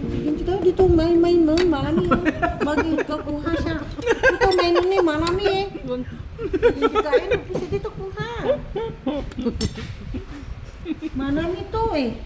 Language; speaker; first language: Filipino; non-native, learner; Chinese